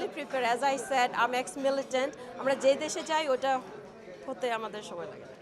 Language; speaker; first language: Bangla; early bilingual, heritage; Bangla